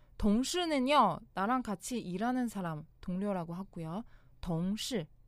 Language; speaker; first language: Korean; non-native, fluent; Chinese